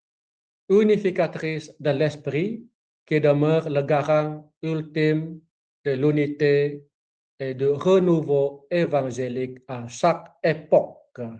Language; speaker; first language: French; non-native, fluent; Indonesian